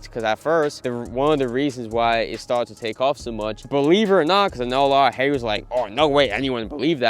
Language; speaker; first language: English; native; English